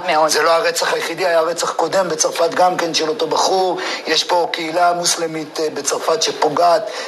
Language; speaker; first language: Hebrew; native; Hebrew